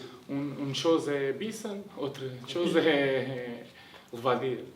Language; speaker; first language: French; non-native, learner; Portuguese